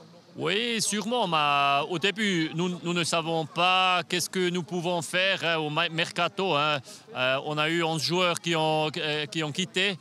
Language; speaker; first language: French; non-native, local second language; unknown